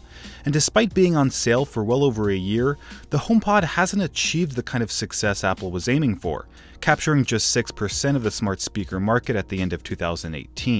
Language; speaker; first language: English; native; English